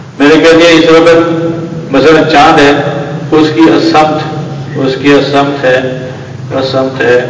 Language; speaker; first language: Urdu; non-native, local second language; Pashto